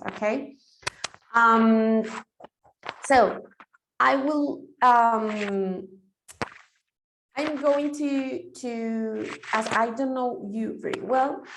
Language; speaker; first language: English; non-native, fluent; Spanish